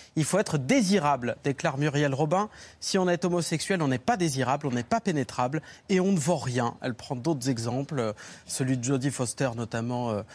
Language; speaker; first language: French; non-native, fluent; Spanish